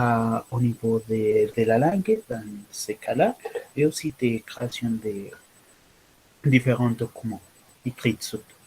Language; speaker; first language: French; non-native, learner; Spanish